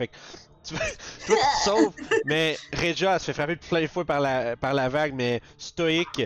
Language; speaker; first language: French; native; French